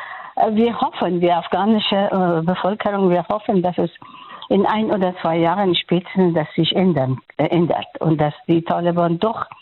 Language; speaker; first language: German; non-native, fluent; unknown